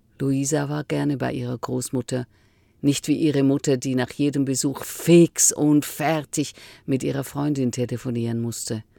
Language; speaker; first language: German; native; German